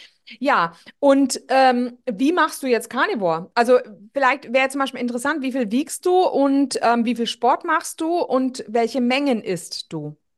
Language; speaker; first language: German; native; German